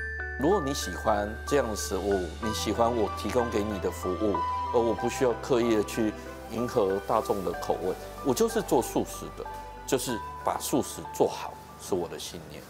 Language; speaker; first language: Chinese; native; Chinese